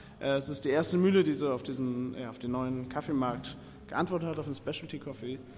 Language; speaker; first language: German; native; German